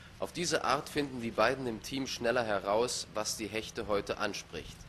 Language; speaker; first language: German; native; German